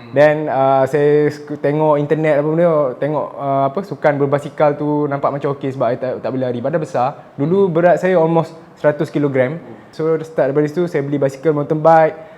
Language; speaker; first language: Malay; native; Malay